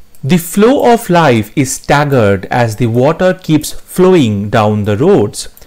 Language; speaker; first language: English; non-native, local second language; Bangla